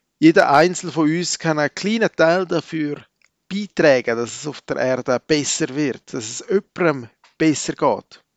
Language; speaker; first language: German; native; German